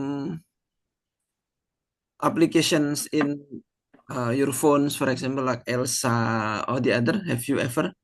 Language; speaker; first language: English; non-native, fluent; Indonesian